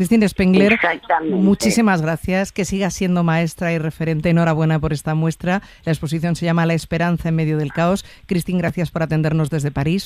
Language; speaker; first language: Spanish; native; Spanish